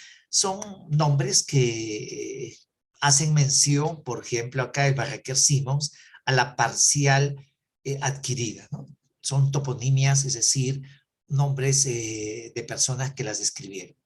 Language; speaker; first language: Spanish; native; Spanish